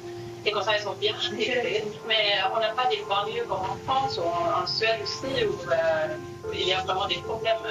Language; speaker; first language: French; non-native, fluent; Swedish